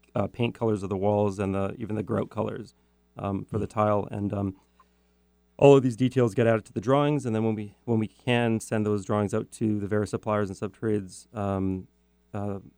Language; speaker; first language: English; native; English